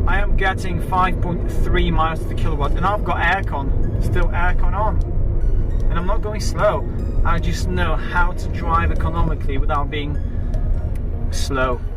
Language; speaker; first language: English; non-native, fluent; Polish